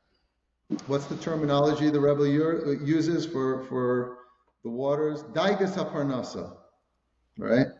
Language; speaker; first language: English; native; English